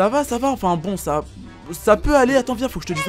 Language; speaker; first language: French; native; French